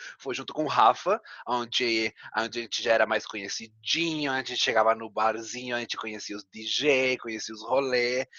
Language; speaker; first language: Portuguese; non-native, fluent; Spanish